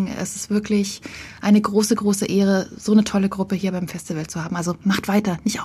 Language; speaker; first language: German; native; German